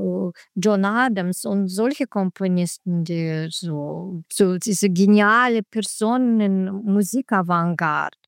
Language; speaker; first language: German; non-native, learner; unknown